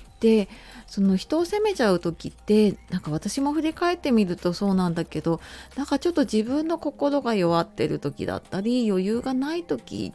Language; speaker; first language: Japanese; native; Japanese